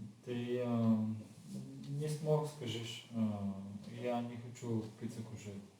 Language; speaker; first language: Russian; non-native, learner; Bulgarian